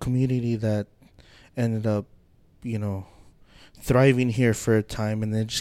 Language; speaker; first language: English; native; English